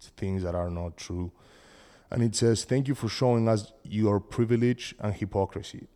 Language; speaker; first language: English; non-native, fluent; Spanish